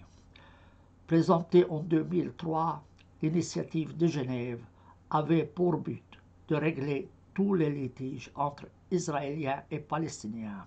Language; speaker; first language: French; non-native, fluent; Arabic